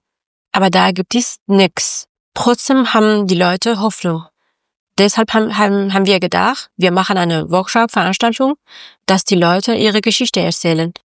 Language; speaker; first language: German; non-native, learner; Persian